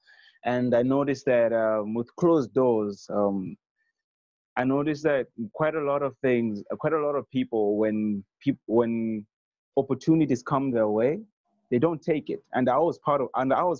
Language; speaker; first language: English; non-native, local second language; Nyanja